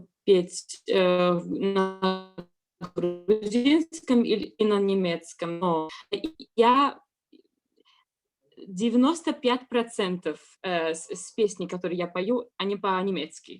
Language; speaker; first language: Russian; non-native, learner; Georgian